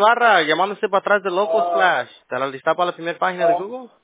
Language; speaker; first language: Spanish; early bilingual, heritage; Spanish